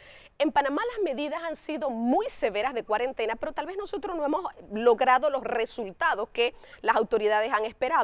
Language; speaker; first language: Spanish; native; Spanish